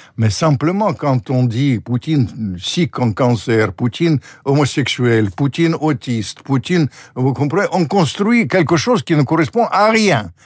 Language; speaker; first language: French; non-native, fluent; Russian